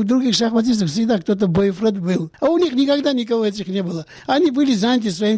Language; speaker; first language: Russian; non-native, local second language; Georgian